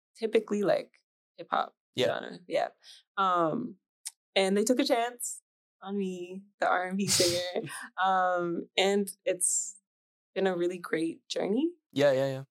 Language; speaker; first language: English; native; English